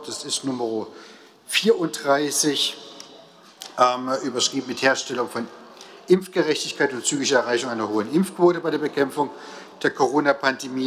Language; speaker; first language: German; native; German